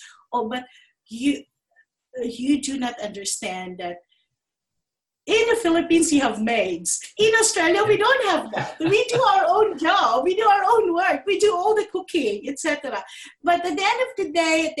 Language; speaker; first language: English; non-native, local second language; Filipino